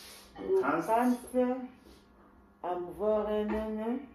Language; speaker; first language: German; non-native, learner; French